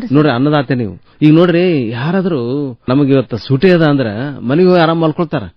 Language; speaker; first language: Kannada; native; Kannada